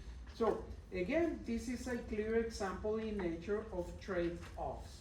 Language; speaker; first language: English; non-native, fluent; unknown